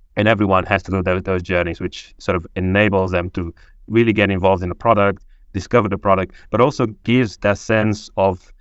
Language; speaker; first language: English; non-native, fluent; Portuguese